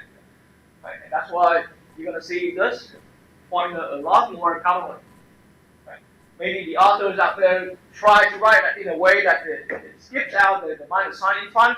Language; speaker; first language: English; non-native, fluent; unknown